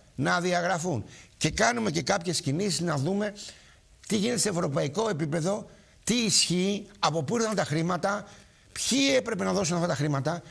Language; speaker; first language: Greek; native; Greek